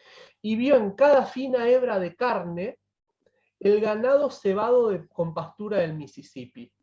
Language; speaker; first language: Spanish; native; Spanish